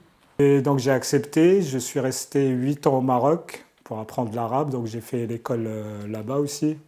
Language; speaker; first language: French; early bilingual, other home language; Arabic